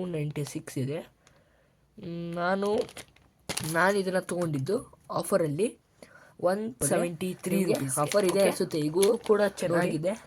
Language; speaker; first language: Kannada; native; Kannada